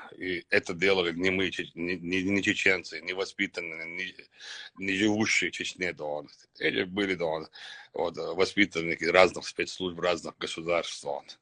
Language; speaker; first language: Russian; non-native, local second language; Chechen